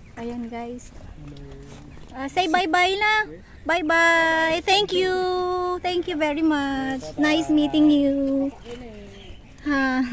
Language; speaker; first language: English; non-native, local second language; Filipino